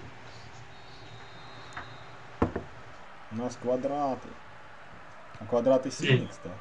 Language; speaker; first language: Russian; native; Russian